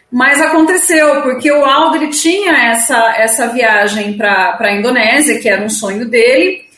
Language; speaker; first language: Portuguese; native; Portuguese